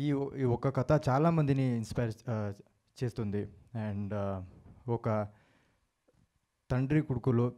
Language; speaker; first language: Telugu; non-native, learner; Kannada